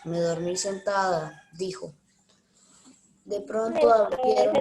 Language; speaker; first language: Spanish; native; Spanish